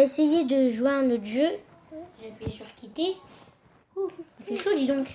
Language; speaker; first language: French; native; French